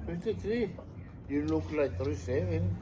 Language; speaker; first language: English; non-native, learner; Spanish